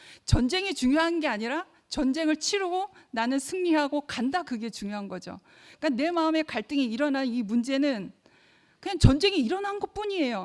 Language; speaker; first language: Korean; native; Korean